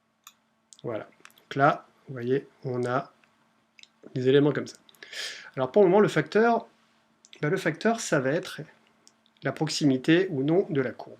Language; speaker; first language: French; native; French